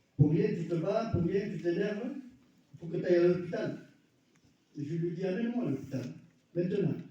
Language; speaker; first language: French; early bilingual, other home language; Arabic